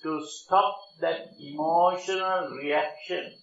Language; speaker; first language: English; non-native, local second language; Sinhala